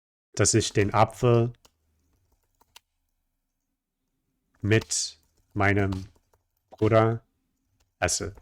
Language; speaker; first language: German; non-native, fluent; English